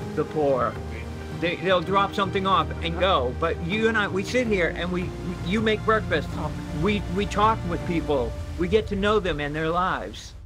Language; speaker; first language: English; native; English